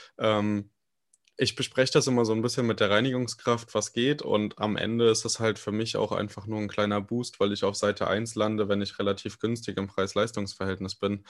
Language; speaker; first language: German; native; German